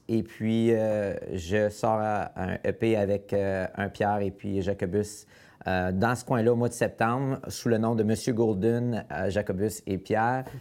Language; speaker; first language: French; native; French